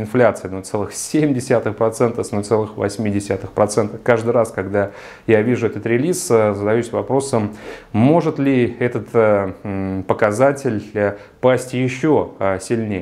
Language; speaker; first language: Russian; native; Russian